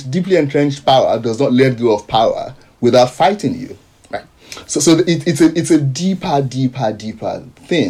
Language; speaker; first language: English; non-native, local second language; Yoruba